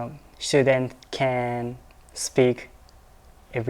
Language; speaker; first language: English; non-native, learner; Japanese